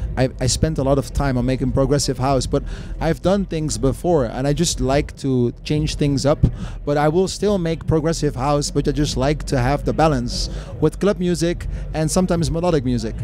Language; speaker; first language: English; non-native, fluent; Dutch